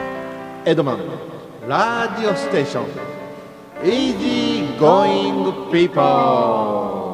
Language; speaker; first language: Japanese; native; Japanese